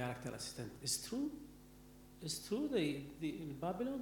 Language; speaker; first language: English; non-native, learner; Arabic